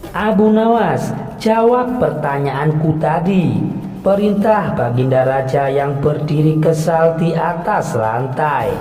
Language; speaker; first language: Indonesian; native; Indonesian